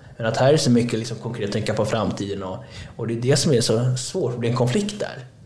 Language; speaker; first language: Swedish; early bilingual, other home language; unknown